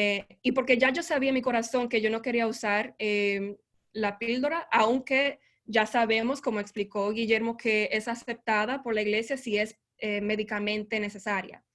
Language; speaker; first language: Spanish; early bilingual, heritage; Spanish